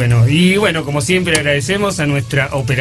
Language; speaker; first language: Spanish; native; Spanish